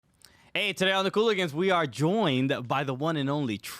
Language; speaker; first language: English; native; English